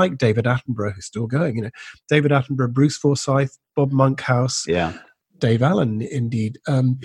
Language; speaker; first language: English; native; English